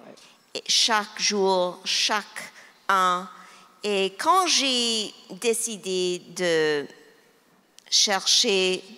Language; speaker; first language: French; non-native, local second language; English